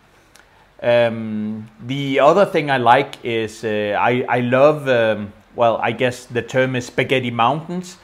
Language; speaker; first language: English; non-native, fluent; Danish